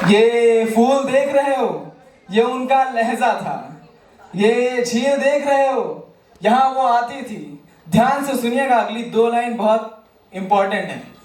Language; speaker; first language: Hindi; native; Hindi